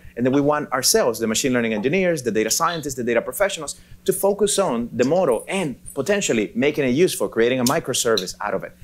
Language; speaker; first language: English; non-native, fluent; Spanish